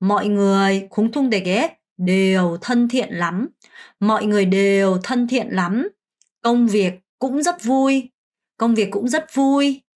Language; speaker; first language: Vietnamese; non-native, fluent; Korean